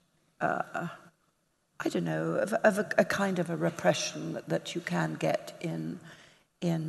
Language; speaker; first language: English; native; English